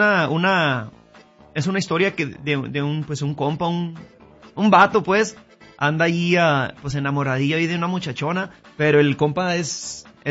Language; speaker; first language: Spanish; early bilingual, heritage; Spanish